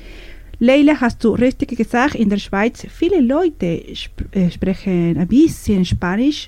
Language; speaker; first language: German; non-native, learner; Spanish